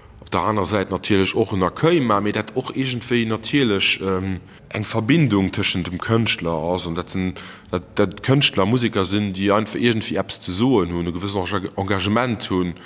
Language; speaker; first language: Luxembourgish; native; Luxembourgish